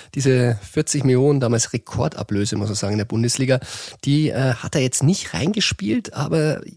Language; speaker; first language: German; native; German